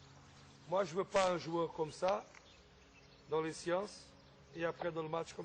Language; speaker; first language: French; non-native, fluent; Portuguese